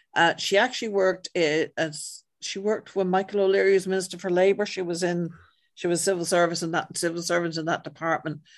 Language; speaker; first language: English; native; English